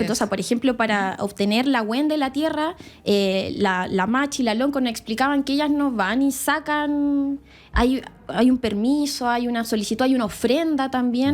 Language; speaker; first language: Spanish; native; Spanish